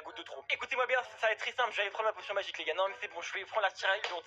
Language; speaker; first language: French; native; French